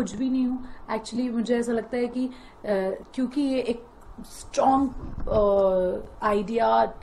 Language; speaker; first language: Hindi; native; Hindi